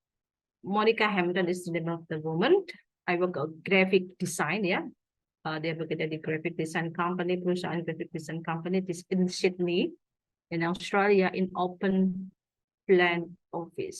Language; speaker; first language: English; non-native, fluent; Indonesian